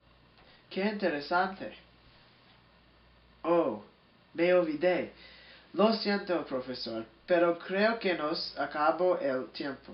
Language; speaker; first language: Spanish; non-native, learner; English